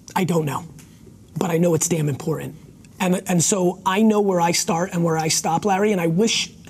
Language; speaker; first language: English; early bilingual, other home language; Russian